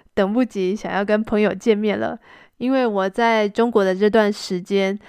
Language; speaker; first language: Chinese; native; Chinese